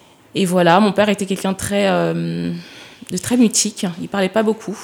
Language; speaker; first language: French; early bilingual, other home language; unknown